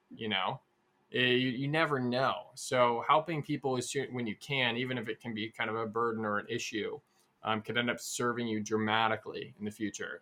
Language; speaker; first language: English; native; English